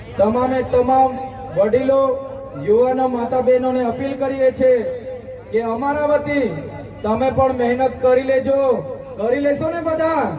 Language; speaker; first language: Gujarati; non-native, local second language; Vasavi